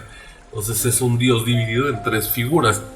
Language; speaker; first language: Spanish; native; Spanish